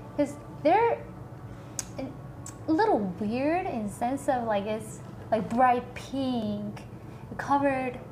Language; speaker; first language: English; non-native, fluent; Korean